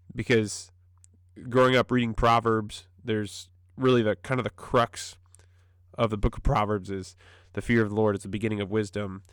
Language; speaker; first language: English; native; English